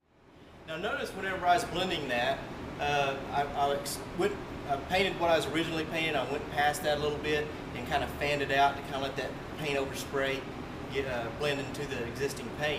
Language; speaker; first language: English; native; English